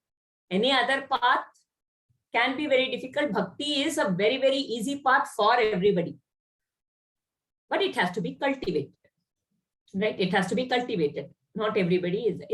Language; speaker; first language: English; non-native, local second language; Kannada